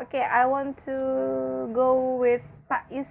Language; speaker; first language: English; non-native, fluent; Indonesian